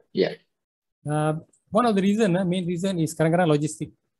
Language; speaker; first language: English; non-native, local second language; Malay